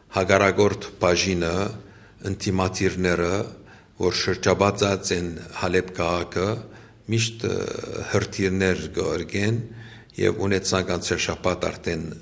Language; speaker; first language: Armenian; early bilingual, heritage; Armenian